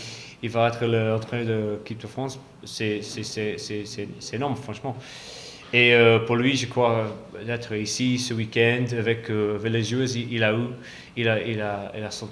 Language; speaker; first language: French; non-native, fluent; English